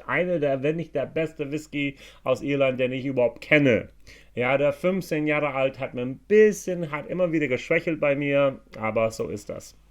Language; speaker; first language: German; non-native, fluent; English